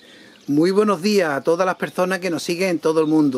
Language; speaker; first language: Spanish; native; Spanish